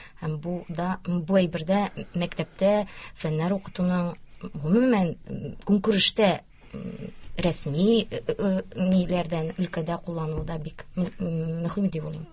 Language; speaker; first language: Tatar; native; Tatar